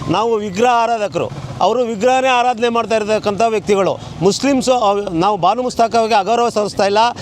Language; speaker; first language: Kannada; native; Kannada